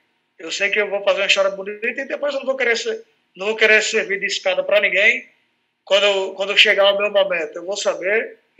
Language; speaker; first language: Portuguese; native; Portuguese